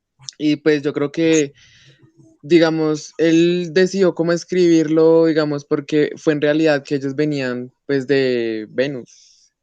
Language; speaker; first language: Spanish; native; Spanish